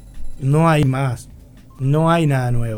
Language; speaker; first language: Spanish; native; Spanish